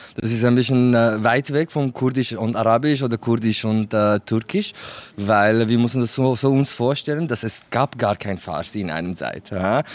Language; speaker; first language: German; non-native, fluent; Kurdish